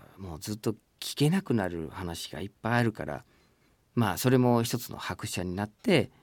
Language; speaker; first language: Japanese; non-native, fluent; English